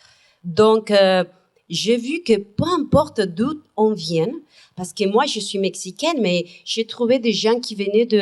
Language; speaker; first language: French; non-native, fluent; Spanish